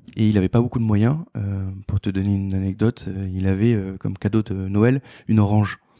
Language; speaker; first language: French; native; French